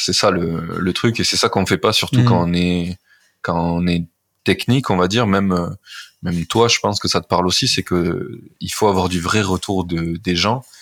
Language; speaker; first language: French; native; French